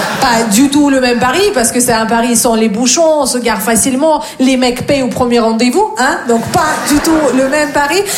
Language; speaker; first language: French; non-native, fluent; Russian